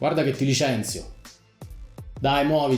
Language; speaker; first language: Italian; native; Italian